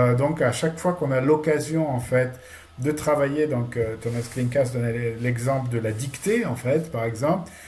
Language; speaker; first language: French; native; French